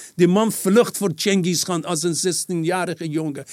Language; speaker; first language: Dutch; non-native, fluent; Persian